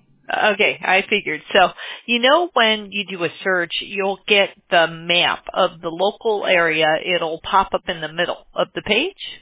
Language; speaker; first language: English; native; English